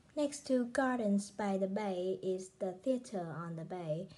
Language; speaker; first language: English; non-native, fluent; Vietnamese